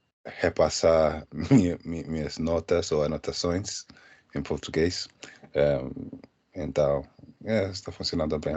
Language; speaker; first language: Portuguese; non-native, learner; English